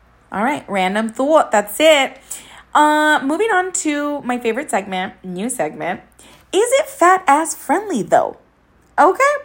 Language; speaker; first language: English; early bilingual, other home language; Spanish